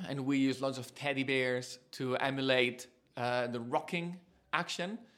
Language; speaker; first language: English; non-native, fluent; Spanish